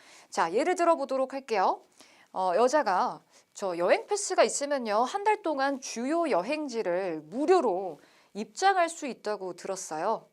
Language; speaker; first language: Korean; native; Korean